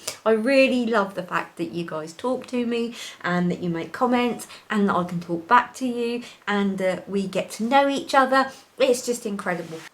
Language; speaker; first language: English; native; English